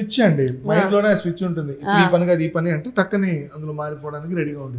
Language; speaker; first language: Telugu; native; Telugu